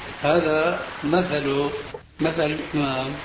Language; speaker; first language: Arabic; native; Arabic